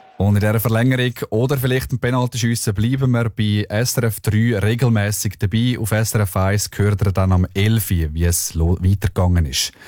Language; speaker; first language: German; native; German